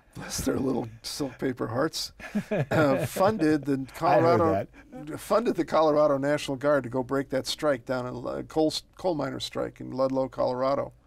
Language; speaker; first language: English; native; English